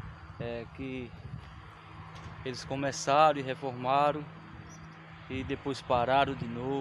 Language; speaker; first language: Portuguese; native; Portuguese